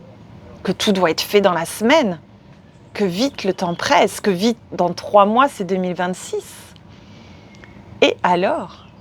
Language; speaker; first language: French; native; French